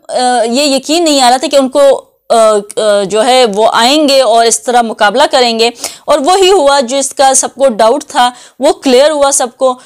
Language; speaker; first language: Urdu; native; Urdu